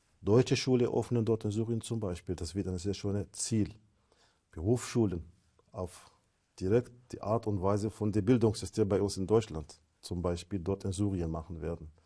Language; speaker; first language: German; non-native, fluent; Arabic